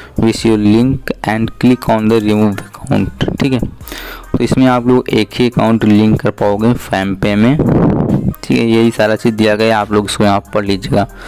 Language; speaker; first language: Hindi; native; Hindi